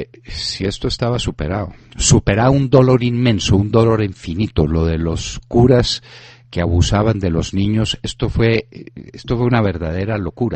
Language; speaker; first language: Spanish; native; Spanish